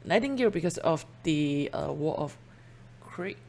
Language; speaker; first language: English; non-native, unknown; Chinese